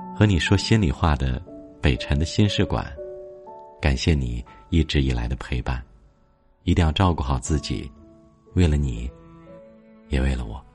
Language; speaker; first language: Chinese; native; Chinese